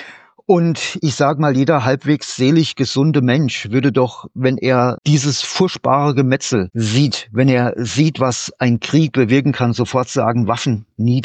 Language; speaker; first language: German; native; German